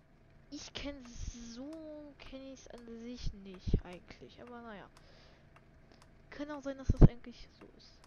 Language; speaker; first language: German; native; German